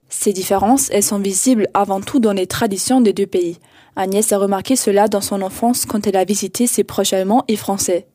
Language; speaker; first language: French; native; French